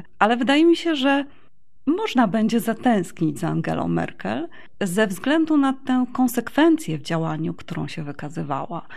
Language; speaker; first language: Polish; native; Polish